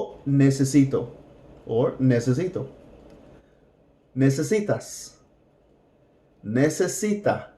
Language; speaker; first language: Spanish; non-native, fluent; English